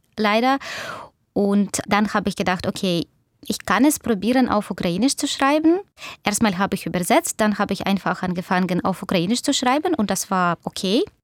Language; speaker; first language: German; non-native, fluent; Russian